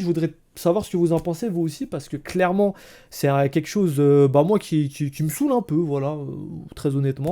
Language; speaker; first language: French; native; French